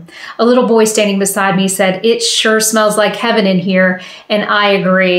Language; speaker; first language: English; native; English